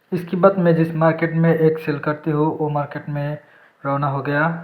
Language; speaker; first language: Hindi; non-native, learner; Bangla